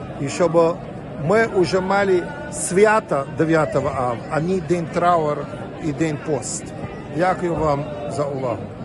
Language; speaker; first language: Ukrainian; non-native, learner; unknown